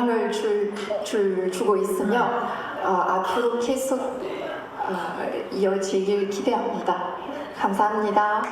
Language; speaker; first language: Korean; non-native, fluent; French